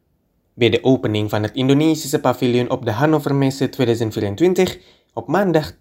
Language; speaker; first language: Dutch; non-native, fluent; Indonesian